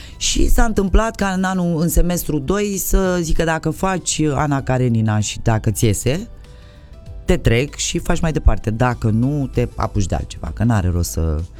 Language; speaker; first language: Romanian; native; Romanian